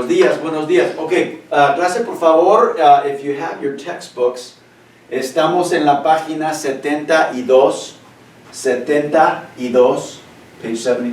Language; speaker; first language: Spanish; non-native, fluent; English